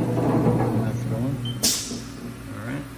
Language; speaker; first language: English; native; English